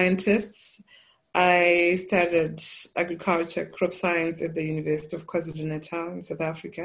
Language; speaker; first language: English; non-native, local second language; Shona